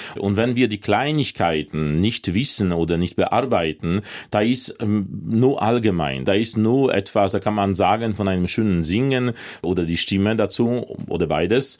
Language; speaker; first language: German; non-native, fluent; Polish